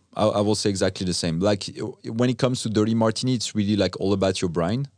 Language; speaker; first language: English; non-native, fluent; French